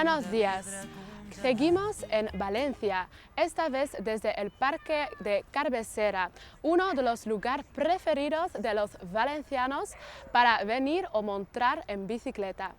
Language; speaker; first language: Spanish; non-native, learner; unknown